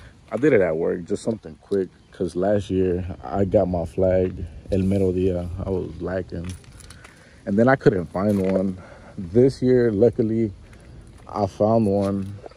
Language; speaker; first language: English; early bilingual, other home language; Spanish